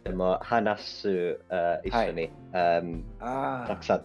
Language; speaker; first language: Japanese; non-native, learner; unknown